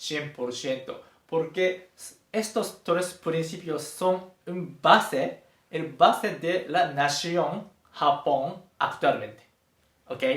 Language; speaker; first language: Spanish; non-native, fluent; Japanese